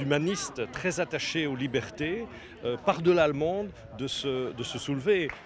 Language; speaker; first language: French; native; French